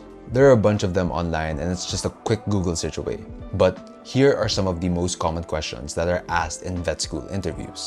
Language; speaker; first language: English; non-native, local second language; Filipino